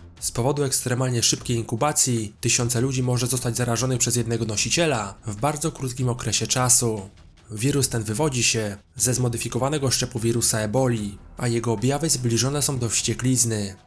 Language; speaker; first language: Polish; native; Polish